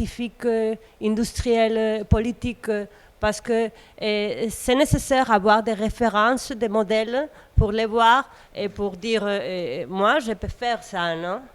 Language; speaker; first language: French; non-native, learner; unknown